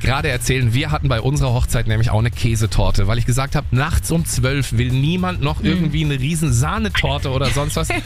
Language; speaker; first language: German; native; German